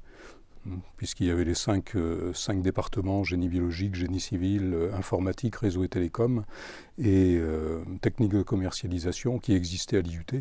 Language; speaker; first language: French; native; French